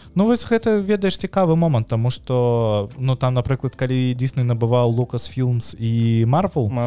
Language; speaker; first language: Belarusian; non-native, local second language; Russian